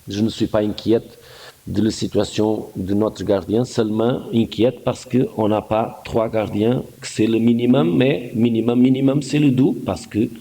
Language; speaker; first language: French; non-native, fluent; Portuguese